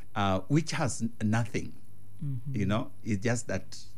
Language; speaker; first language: English; non-native, local second language; Luo (Kenya and Tanzania)